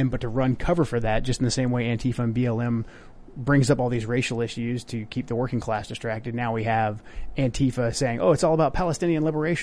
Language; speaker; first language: English; native; English